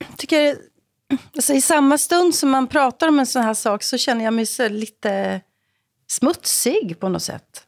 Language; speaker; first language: Swedish; native; Swedish